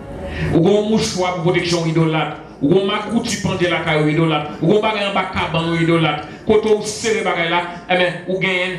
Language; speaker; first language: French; non-native, local second language; Haitian Creole